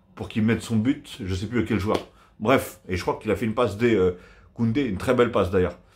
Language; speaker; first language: French; native; French